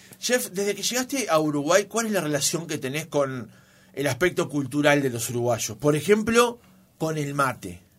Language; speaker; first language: Spanish; native; Spanish